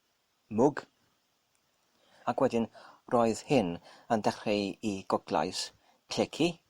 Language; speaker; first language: Welsh; non-native, learner; English